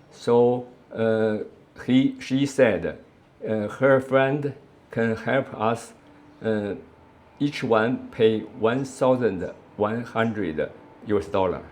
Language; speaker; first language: English; non-native, learner; Chinese